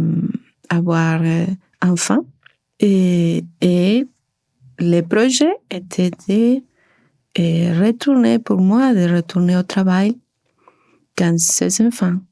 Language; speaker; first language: French; non-native, learner; Spanish